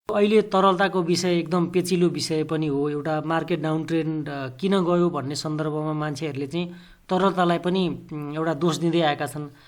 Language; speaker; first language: Nepali; native; Nepali